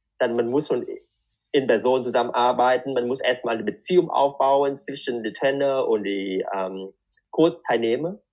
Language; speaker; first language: German; non-native, fluent; Vietnamese